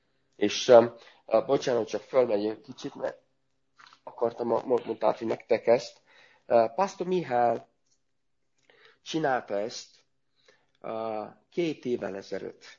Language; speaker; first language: Hungarian; non-native, learner; Romanian